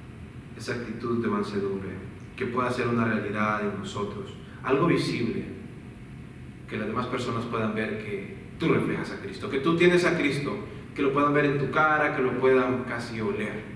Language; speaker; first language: Spanish; native; Spanish